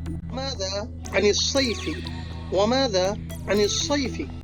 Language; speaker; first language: Arabic; non-native, fluent; Urdu